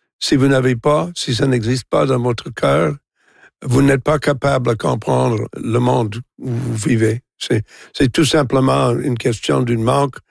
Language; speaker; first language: French; non-native, local second language; English